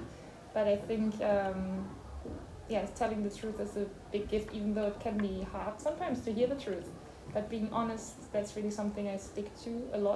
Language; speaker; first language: English; non-native, fluent; German